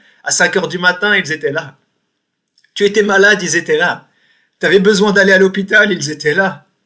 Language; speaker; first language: French; native; French